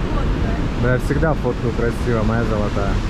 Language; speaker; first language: Russian; native; Russian